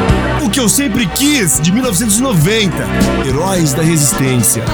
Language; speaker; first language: Portuguese; native; Portuguese